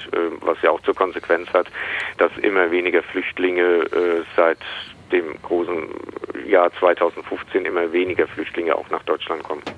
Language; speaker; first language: German; native; German